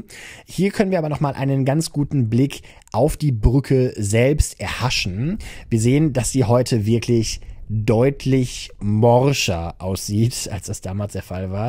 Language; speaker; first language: German; native; German